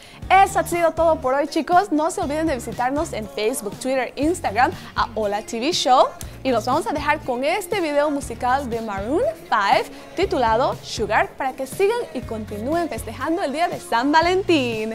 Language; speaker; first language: Spanish; native; Spanish